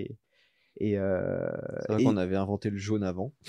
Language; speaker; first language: French; native; French